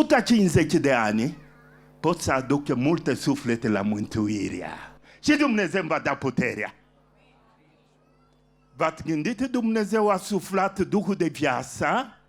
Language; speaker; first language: Romanian; non-native, fluent; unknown